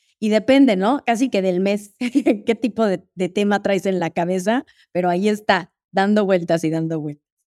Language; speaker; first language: Spanish; native; Spanish